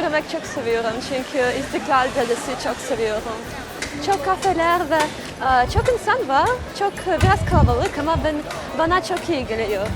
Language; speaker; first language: Turkish; non-native, learner; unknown